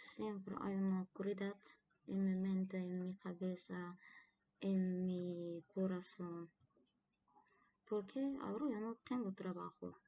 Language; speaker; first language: Spanish; non-native, learner; Turkish